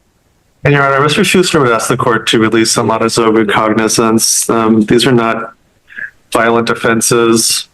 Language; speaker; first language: English; native; English